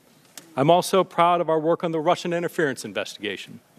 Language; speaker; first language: English; native; English